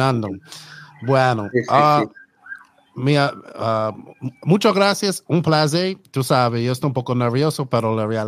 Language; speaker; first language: Spanish; non-native, learner; English